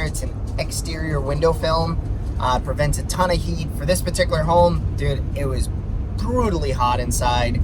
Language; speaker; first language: English; native; English